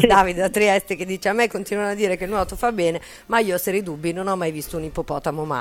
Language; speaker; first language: Italian; native; Italian